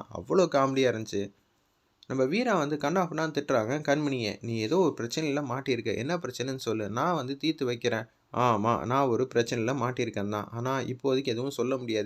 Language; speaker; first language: Tamil; native; Tamil